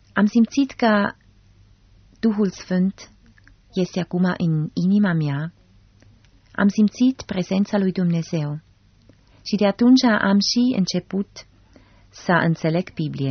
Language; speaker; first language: Romanian; non-native, fluent; German